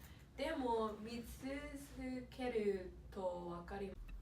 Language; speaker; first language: Japanese; non-native, learner; English